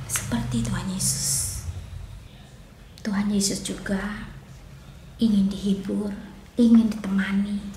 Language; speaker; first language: Indonesian; native; Indonesian